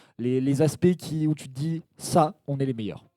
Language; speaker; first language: French; native; French